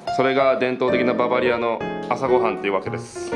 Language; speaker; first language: Japanese; native; Japanese